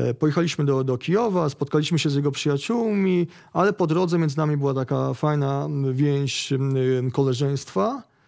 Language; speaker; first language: Polish; native; Polish